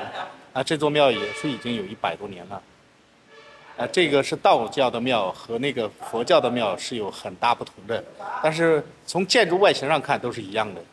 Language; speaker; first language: Chinese; native; Chinese